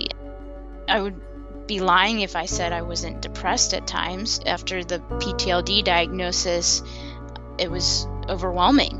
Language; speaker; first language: English; native; English